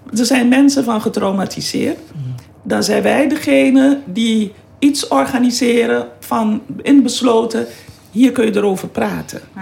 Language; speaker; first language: Dutch; native; Dutch